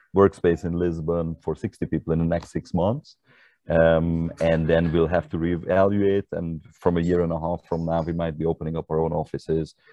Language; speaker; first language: English; non-native, fluent; Hungarian